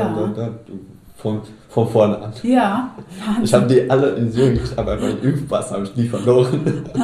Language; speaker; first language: German; non-native, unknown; Arabic